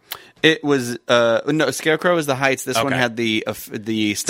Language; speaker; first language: English; native; English